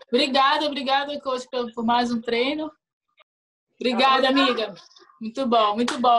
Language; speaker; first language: Portuguese; native; Portuguese